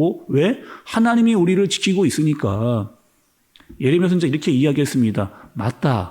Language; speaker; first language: Korean; native; Korean